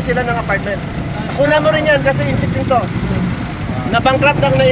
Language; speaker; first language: Filipino; native; Filipino